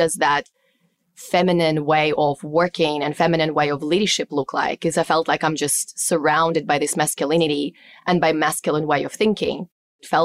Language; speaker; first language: English; non-native, fluent; Russian